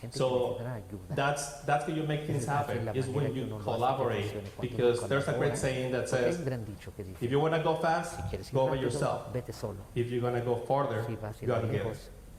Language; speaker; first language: English; non-native, fluent; Spanish